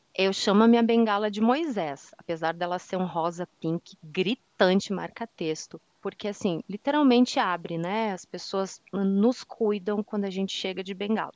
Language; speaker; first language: Portuguese; native; Portuguese